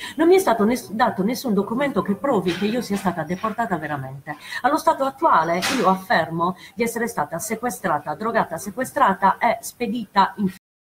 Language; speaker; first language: Italian; native; Italian